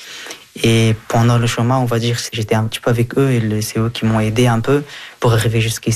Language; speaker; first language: French; early bilingual, other home language; Persian